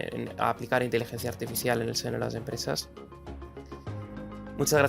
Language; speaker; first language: Spanish; native; Spanish